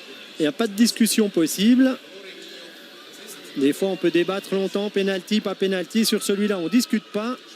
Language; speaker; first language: French; native; French